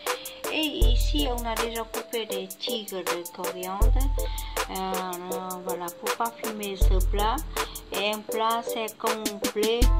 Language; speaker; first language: French; non-native, fluent; Vietnamese